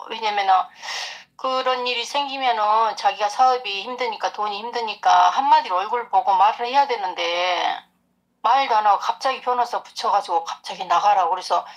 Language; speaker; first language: Korean; native; Korean